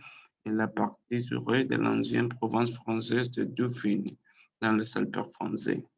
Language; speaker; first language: French; non-native, learner; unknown